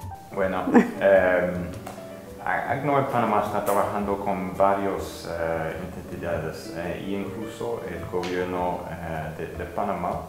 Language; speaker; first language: Spanish; non-native, fluent; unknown